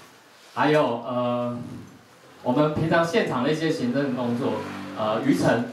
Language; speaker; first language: Chinese; native; Chinese